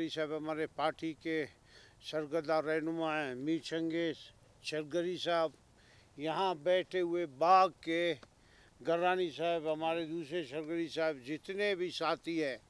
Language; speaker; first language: Urdu; non-native, local second language; Baluchi